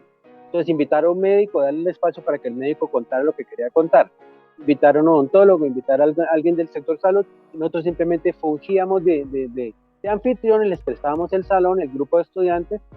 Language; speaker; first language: Spanish; native; Spanish